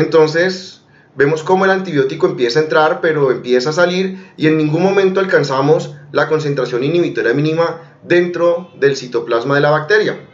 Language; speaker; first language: Spanish; native; Spanish